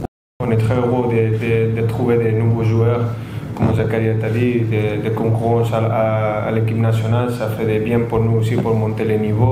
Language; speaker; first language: French; non-native, fluent; Spanish